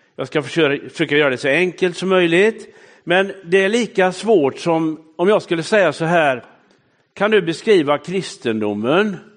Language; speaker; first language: Swedish; native; Swedish